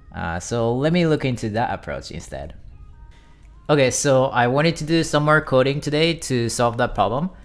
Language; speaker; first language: English; non-native, fluent; Japanese